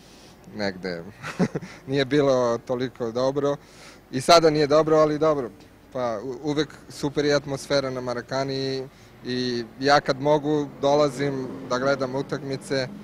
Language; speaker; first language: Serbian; non-native, learner; Italian